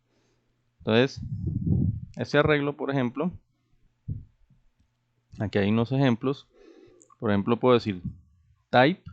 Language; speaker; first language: Spanish; native; Spanish